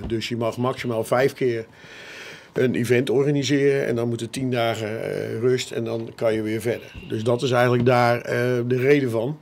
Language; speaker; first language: Dutch; native; Dutch